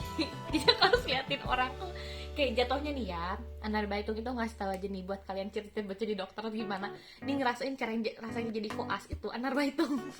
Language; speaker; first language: Indonesian; native; Indonesian